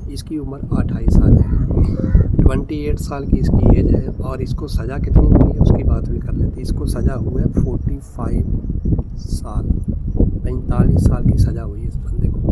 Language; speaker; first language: Hindi; non-native, local second language; Punjabi